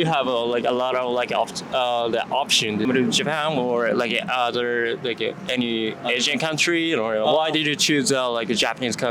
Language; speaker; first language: English; non-native, learner; Japanese